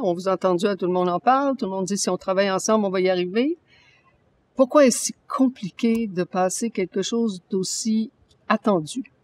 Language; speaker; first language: French; native; French